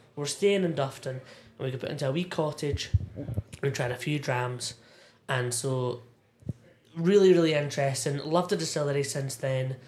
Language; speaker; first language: English; native; English